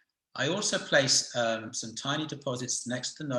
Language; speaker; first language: English; native; English